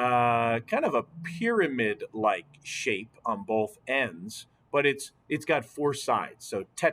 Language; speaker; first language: English; native; English